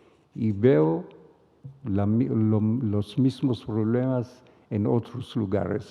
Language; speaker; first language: Spanish; non-native, fluent; Hebrew